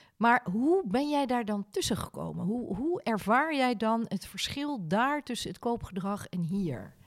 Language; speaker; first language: Dutch; native; Dutch